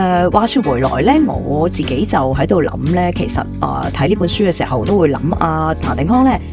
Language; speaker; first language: Cantonese; native; Cantonese